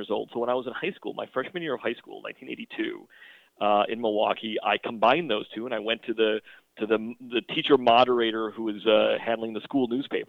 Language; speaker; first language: English; native; English